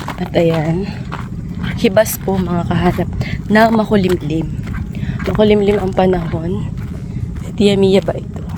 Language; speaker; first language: Filipino; native; Filipino